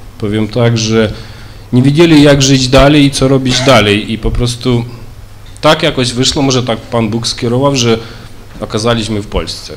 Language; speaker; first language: Polish; early bilingual, other home language; Ukrainian